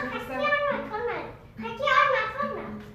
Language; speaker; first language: Hebrew; early bilingual, heritage; Hebrew